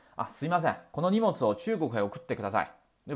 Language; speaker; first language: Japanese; non-native, fluent; Chinese